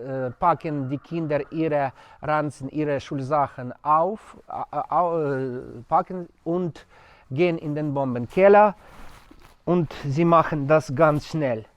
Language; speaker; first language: German; non-native, fluent; Ukrainian